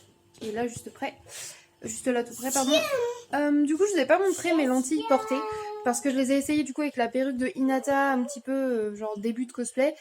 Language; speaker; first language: French; native; French